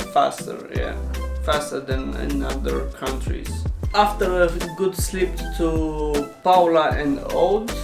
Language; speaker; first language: English; non-native, learner; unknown